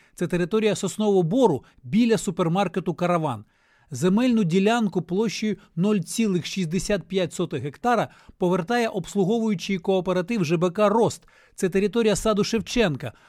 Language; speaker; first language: Ukrainian; non-native, local second language; Russian